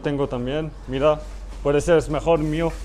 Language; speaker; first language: Spanish; non-native, learner; French